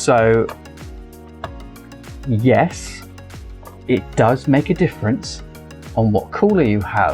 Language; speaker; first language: English; native; English